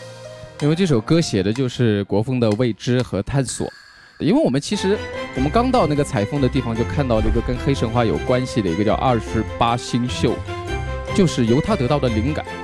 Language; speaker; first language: Chinese; native; Chinese